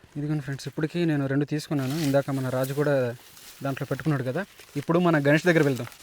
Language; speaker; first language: Telugu; native; Telugu